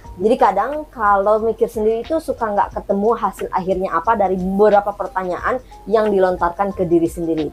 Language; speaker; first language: Indonesian; native; Indonesian